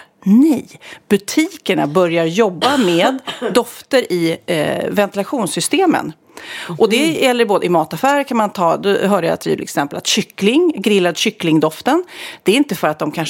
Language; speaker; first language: Swedish; native; Swedish